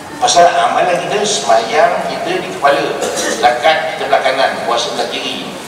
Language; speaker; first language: Malay; native; Malay